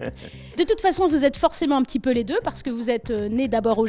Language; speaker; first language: French; native; French